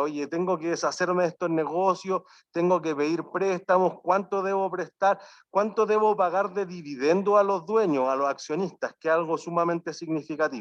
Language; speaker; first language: Spanish; native; Spanish